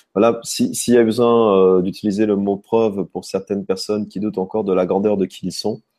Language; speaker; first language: French; native; French